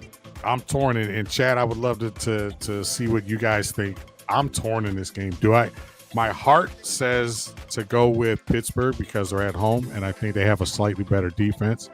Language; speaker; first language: English; native; English